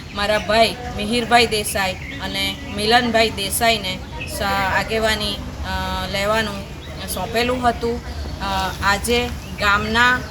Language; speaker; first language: Gujarati; native; Gujarati